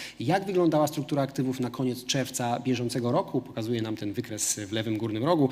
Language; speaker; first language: Polish; native; Polish